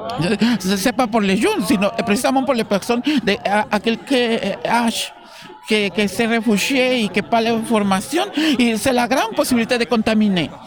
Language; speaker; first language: French; non-native, learner; Spanish